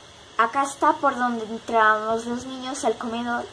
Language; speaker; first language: Spanish; native; Spanish